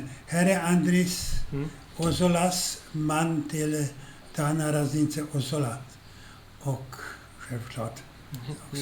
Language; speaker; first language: Swedish; non-native, fluent; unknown